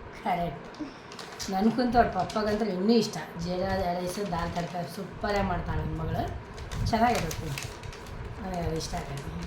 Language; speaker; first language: Kannada; native; Kannada